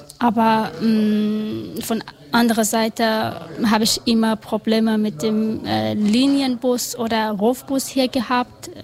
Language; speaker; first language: German; non-native, learner; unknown